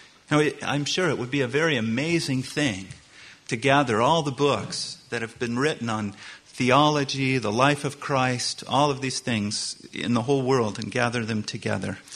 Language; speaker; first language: English; native; English